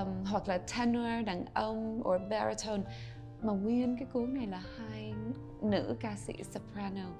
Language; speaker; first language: Vietnamese; early bilingual, other home language; English